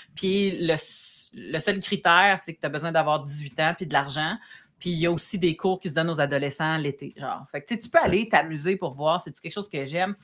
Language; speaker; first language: French; native; French